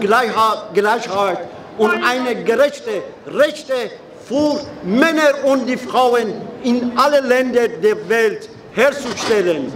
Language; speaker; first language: German; non-native, fluent; Persian